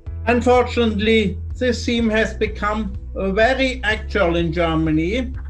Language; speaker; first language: English; non-native, fluent; German